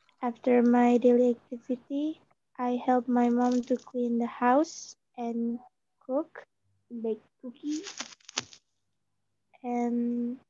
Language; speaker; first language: English; non-native, learner; Indonesian